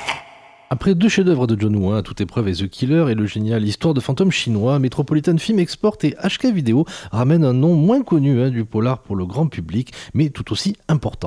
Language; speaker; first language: French; native; French